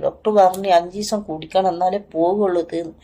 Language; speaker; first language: Malayalam; native; Malayalam